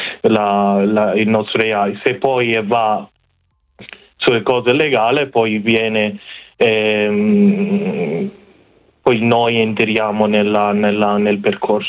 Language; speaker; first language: Italian; non-native, fluent; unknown